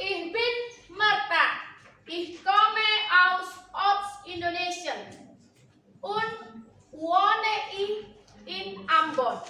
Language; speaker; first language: German; non-native, learner; Indonesian